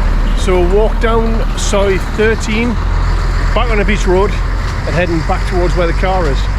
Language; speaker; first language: English; native; English